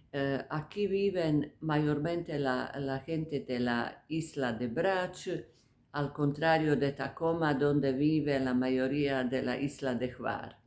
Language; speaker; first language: Spanish; non-native, fluent; Croatian